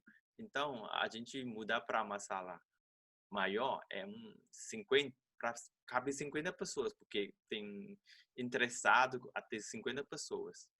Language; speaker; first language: Portuguese; non-native, fluent; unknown